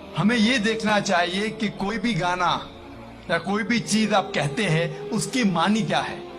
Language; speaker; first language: Urdu; non-native, local second language; Konkani